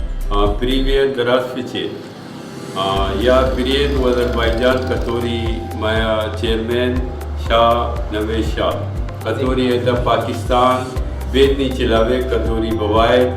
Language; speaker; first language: Russian; non-native, learner; Urdu